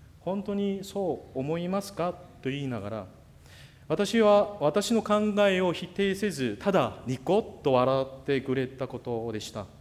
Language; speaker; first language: Japanese; non-native, fluent; Korean